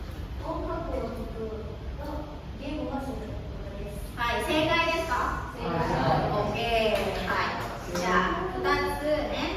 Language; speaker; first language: Japanese; non-native, fluent; Indonesian